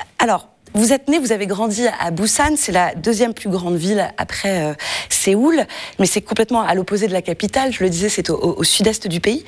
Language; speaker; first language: French; native; French